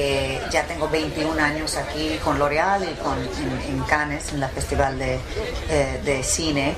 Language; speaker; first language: Spanish; early bilingual, heritage; English